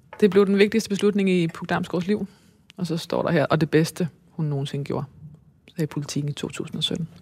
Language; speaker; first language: Danish; native; Danish